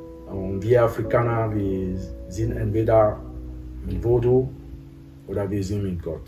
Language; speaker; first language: German; non-native, fluent; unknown